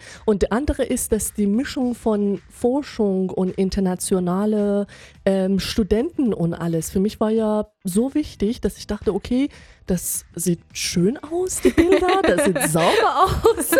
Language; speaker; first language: German; non-native, fluent; Persian